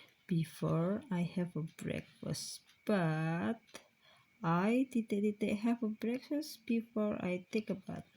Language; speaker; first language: English; non-native, fluent; Indonesian